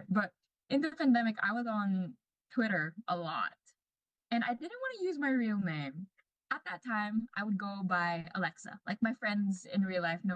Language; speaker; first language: English; non-native, local second language; Cebuano